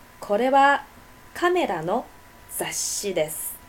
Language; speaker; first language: Japanese; non-native, fluent; Chinese